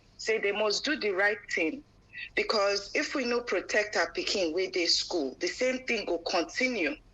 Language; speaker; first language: Nigerian Pidgin; non-native, local second language; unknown